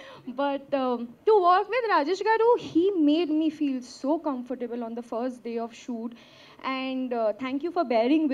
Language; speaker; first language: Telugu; non-native, learner; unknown